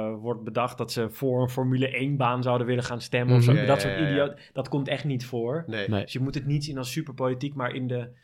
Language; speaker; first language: Dutch; native; Dutch